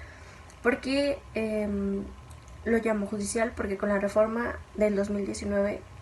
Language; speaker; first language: Spanish; native; Spanish